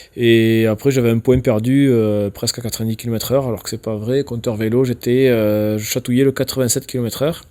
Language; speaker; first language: French; native; French